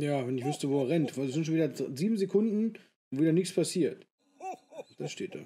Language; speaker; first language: German; native; German